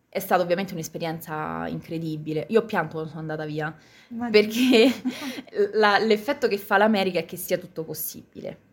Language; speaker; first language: Italian; native; Italian